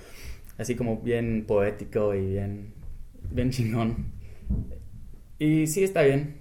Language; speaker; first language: Spanish; non-native, fluent; English